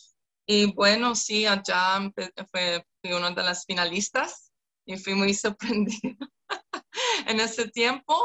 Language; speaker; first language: Spanish; non-native, fluent; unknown